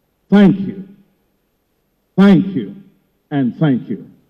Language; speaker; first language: English; non-native, local second language; Yoruba